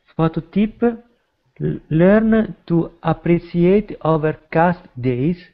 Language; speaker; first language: English; non-native, learner; Italian